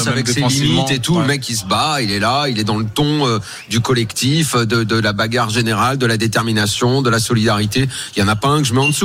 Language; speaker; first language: French; native; French